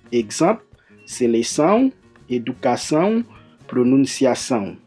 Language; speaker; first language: Portuguese; non-native, fluent; Haitian Creole